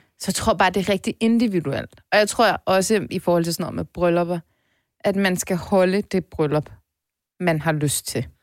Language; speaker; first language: Danish; early bilingual, other home language; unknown